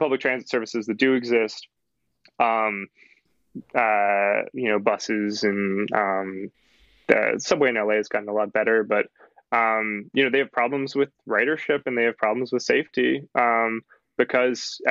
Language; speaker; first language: English; native; English